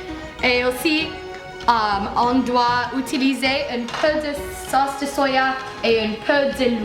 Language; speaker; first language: French; non-native, learner; English